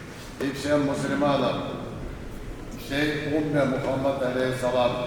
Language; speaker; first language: Russian; non-native, local second language; Kumyk